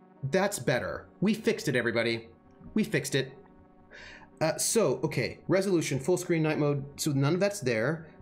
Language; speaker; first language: English; native; English